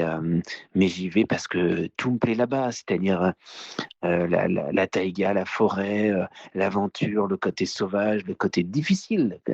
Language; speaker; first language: French; native; French